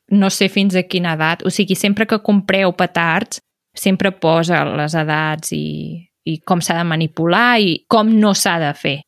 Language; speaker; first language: Catalan; native; Catalan